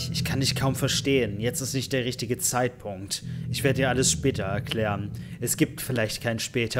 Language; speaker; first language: German; native; German